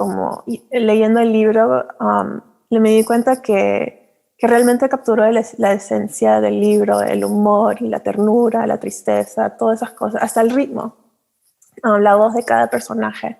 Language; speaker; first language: Spanish; early bilingual, heritage; Spanish